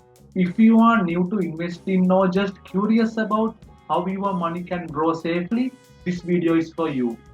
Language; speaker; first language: English; non-native, local second language; Sinhala